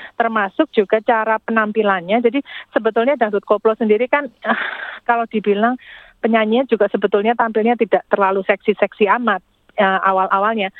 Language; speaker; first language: Indonesian; native; Indonesian